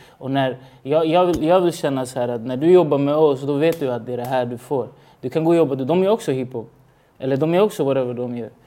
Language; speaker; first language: Swedish; early bilingual, other home language; Spanish